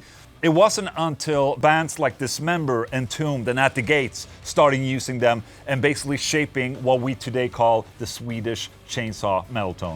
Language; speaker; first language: English; non-native, fluent; Swedish